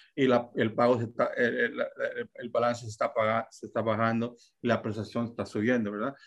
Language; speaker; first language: Spanish; early bilingual, heritage; Spanish